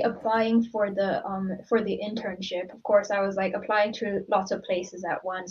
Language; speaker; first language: English; non-native, local second language; Cantonese